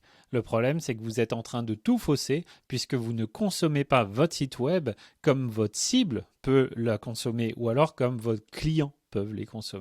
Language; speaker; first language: French; native; French